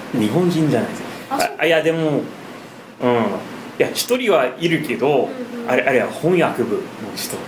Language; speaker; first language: Japanese; non-native, fluent; English